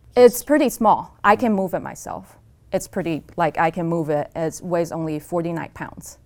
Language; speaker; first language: English; non-native, fluent; Chinese